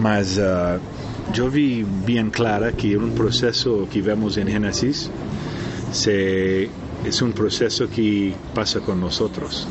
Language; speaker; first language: Spanish; non-native, fluent; Portuguese